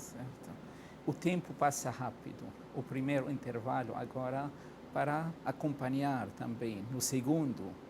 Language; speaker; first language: Portuguese; non-native, fluent; Arabic